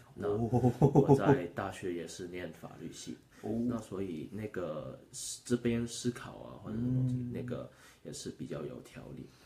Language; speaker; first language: Chinese; non-native, local second language; Cantonese